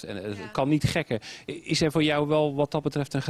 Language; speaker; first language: Dutch; native; Dutch